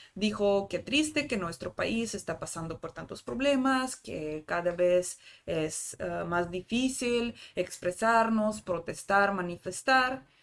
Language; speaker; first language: Spanish; non-native, fluent; Russian